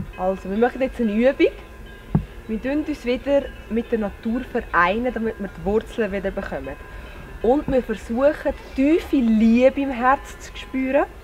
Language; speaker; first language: German; early bilingual, other home language; Portuguese